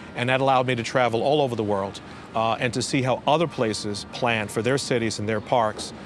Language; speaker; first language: English; native; English